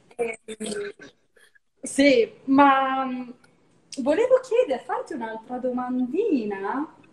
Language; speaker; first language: Italian; native; Italian